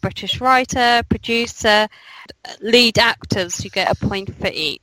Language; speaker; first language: English; native; English